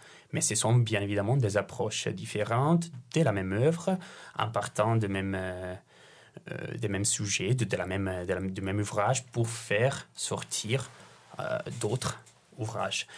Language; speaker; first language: French; non-native, fluent; Italian